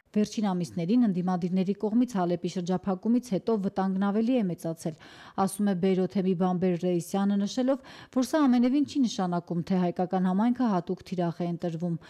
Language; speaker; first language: Armenian; native; Armenian